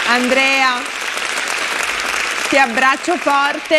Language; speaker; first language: Italian; native; Italian